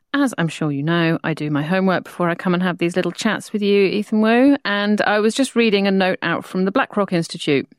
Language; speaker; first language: English; native; English